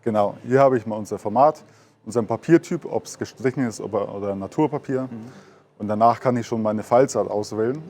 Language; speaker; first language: German; native; German